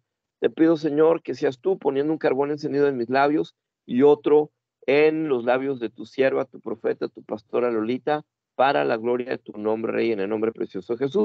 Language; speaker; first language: Spanish; native; Spanish